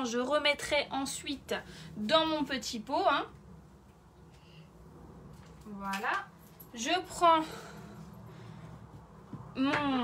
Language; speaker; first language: French; native; French